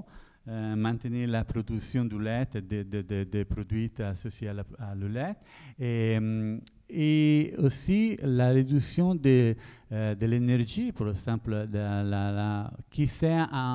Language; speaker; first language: French; non-native, learner; Italian